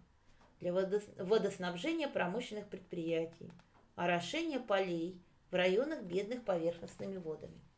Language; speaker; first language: Russian; native; Russian